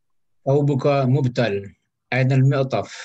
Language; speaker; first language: Arabic; non-native, learner; Indonesian